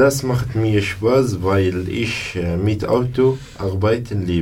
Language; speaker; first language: German; non-native, learner; Arabic